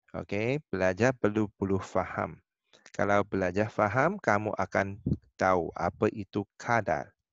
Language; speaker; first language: Malay; non-native, local second language; Chinese